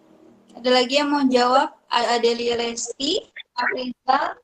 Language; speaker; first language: Indonesian; native; Indonesian